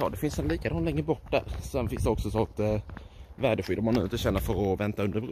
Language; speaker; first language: Swedish; native; Swedish